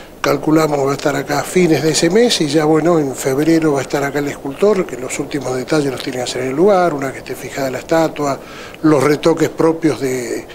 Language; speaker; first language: Spanish; native; Spanish